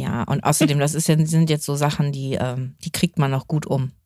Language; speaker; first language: German; native; German